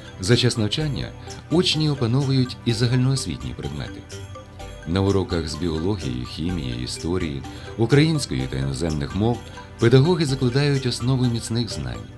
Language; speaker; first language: Ukrainian; native; Ukrainian